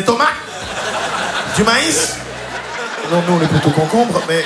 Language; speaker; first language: French; native; French